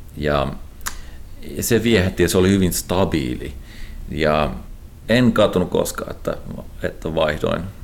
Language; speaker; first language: Finnish; native; Finnish